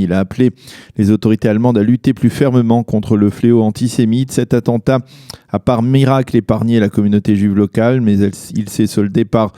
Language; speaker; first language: French; native; French